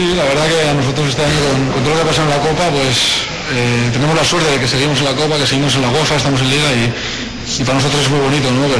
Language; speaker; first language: Spanish; native; Spanish